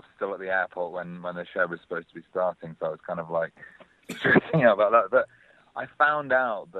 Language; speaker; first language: English; native; English